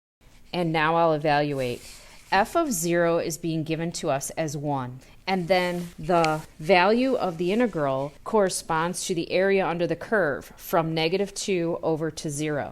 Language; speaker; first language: English; native; English